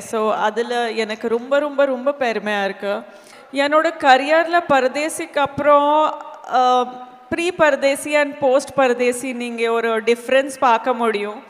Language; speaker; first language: Tamil; non-native, fluent; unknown